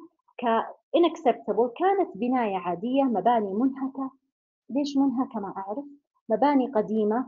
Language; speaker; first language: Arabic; native; Arabic